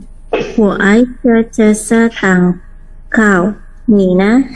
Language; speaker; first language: Chinese; non-native, learner; Indonesian